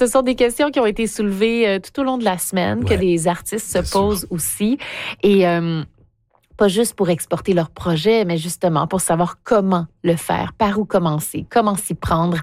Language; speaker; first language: French; native; French